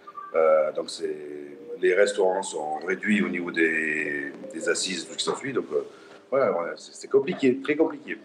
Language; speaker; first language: French; native; French